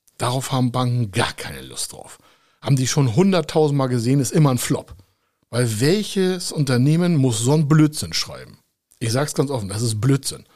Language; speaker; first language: German; native; German